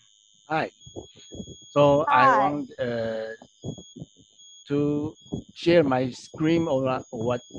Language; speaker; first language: English; non-native, learner; Chinese